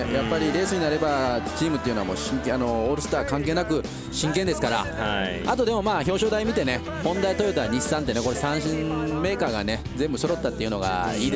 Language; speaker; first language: Japanese; native; Japanese